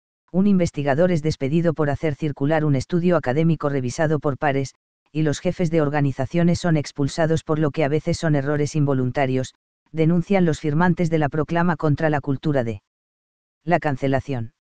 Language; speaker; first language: Spanish; native; Spanish